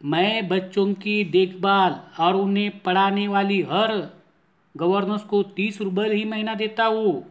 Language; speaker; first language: Hindi; non-native, local second language; Marathi